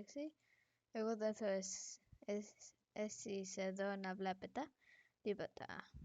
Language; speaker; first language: Greek; early bilingual, heritage; Greek